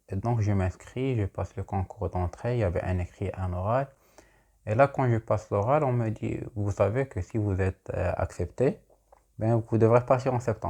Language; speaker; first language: French; non-native, local second language; Arabic